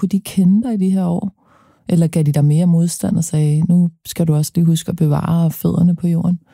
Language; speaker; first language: Danish; native; Danish